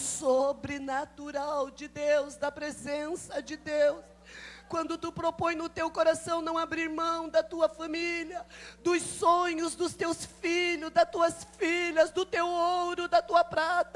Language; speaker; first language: Portuguese; native; Portuguese